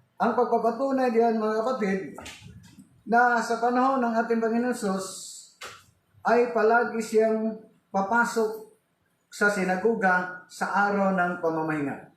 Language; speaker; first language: Filipino; non-native, local second language; Cebuano